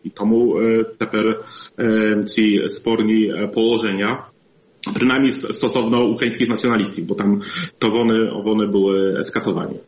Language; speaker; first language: Polish; non-native, learner; Ukrainian